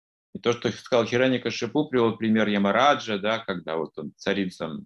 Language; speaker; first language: Russian; native; Russian